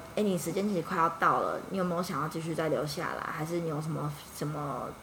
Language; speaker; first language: Chinese; native; Chinese